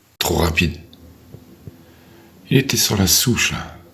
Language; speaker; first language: French; native; French